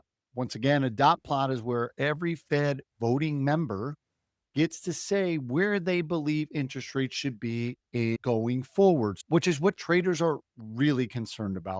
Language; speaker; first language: English; native; English